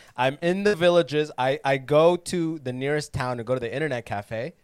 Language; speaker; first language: English; native; English